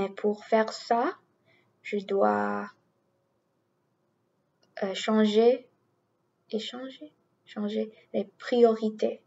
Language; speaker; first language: French; non-native, learner; English